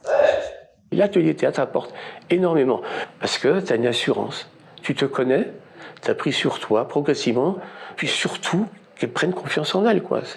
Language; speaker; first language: French; native; French